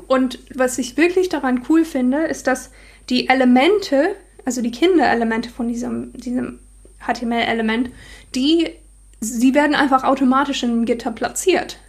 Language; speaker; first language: German; non-native, fluent; English